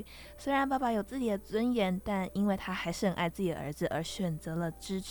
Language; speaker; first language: Chinese; native; Chinese